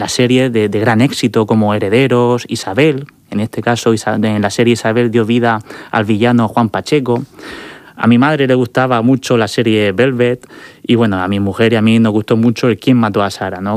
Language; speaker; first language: Spanish; native; Spanish